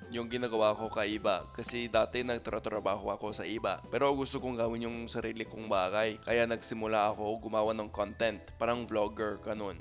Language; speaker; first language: Filipino; non-native, fluent; Spanish